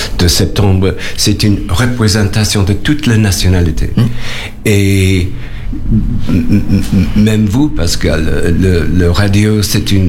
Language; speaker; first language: French; non-native, learner; English